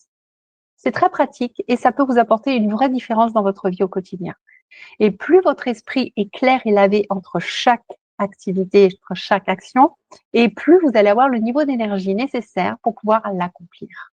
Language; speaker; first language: French; native; French